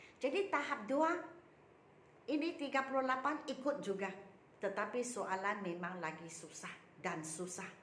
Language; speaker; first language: Malay; non-native, local second language; Chinese